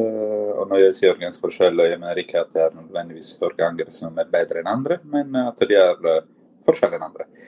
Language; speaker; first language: Norwegian; non-native, fluent; Italian